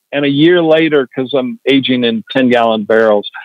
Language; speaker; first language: English; native; English